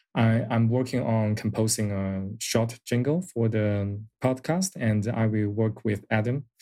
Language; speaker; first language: English; non-native, fluent; Chinese